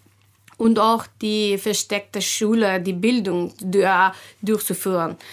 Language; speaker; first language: German; non-native, learner; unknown